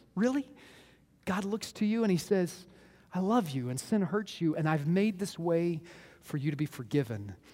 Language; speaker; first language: English; native; English